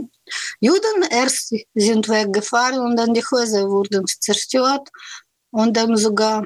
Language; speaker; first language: German; non-native, learner; Russian